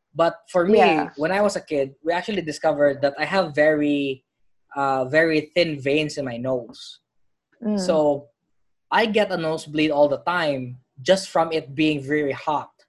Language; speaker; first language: English; non-native, local second language; Filipino